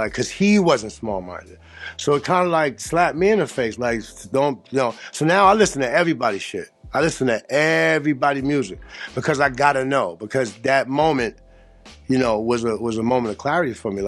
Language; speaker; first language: English; native; English